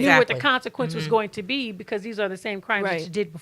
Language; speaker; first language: English; native; English